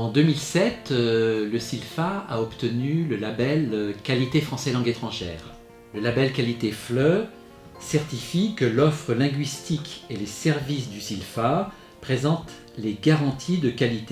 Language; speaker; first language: French; native; French